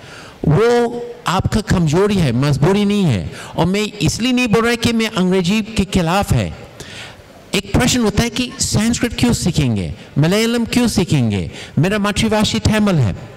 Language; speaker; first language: Hindi; non-native, fluent; Tamil